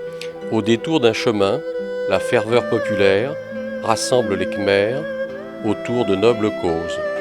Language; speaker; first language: French; native; French